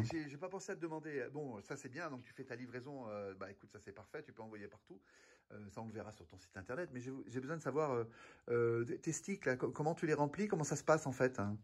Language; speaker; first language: French; native; French